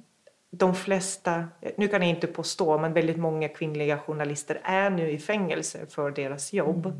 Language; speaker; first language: Swedish; non-native, fluent; Russian